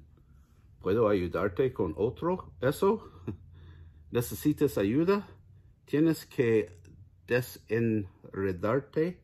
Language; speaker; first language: Spanish; non-native, learner; English